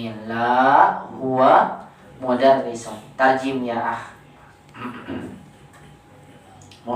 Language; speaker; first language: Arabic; non-native, fluent; Indonesian